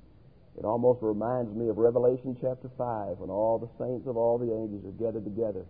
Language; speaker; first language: English; native; English